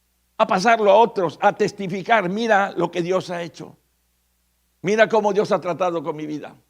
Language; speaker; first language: Spanish; native; Spanish